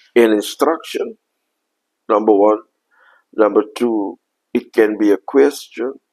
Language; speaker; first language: English; non-native, local second language; Afrikaans